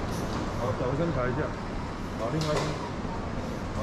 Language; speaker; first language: Chinese; native; Chinese